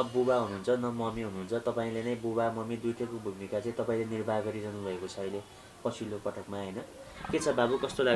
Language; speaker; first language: Nepali; native; Nepali